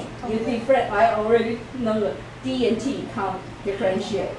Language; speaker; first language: English; non-native, fluent; Chinese